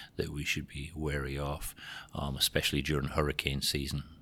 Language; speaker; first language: English; native; English